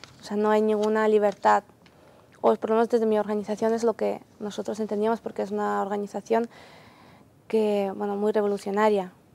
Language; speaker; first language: Spanish; non-native, fluent; Ukrainian